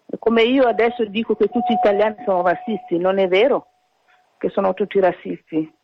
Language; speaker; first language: Italian; early bilingual, other home language; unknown